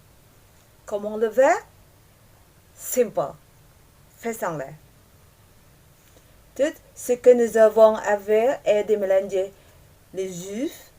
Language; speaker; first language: French; non-native, learner; Indonesian